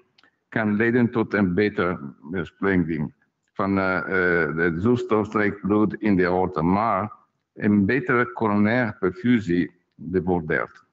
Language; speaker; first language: Dutch; non-native, fluent; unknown